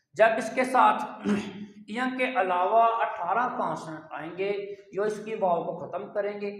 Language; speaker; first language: Urdu; non-native, local second language; Punjabi